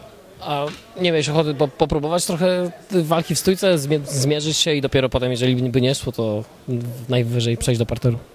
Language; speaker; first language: Polish; native; Polish